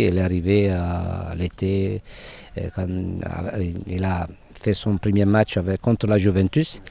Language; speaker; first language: French; non-native, fluent; Italian